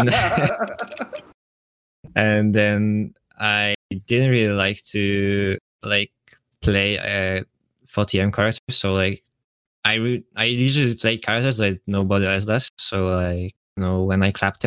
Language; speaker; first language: English; non-native, fluent; Polish